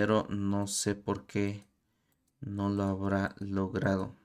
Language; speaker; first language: Spanish; native; Spanish